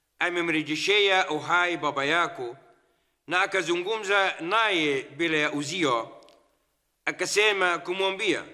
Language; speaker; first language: Swahili; non-native, fluent; Arabic